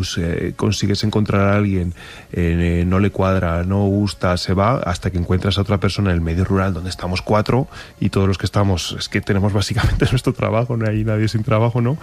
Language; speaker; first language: Spanish; native; Spanish